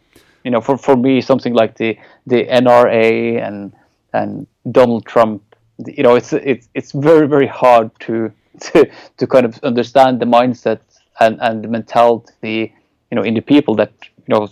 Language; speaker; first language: English; non-native, fluent; Norwegian